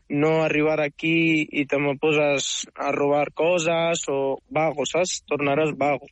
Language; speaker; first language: Catalan; non-native, fluent; Arabic